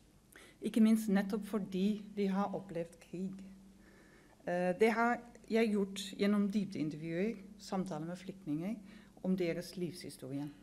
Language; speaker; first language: Norwegian; non-native, fluent; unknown